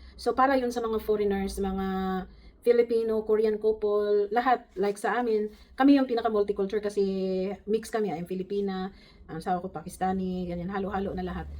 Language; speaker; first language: Filipino; native; Filipino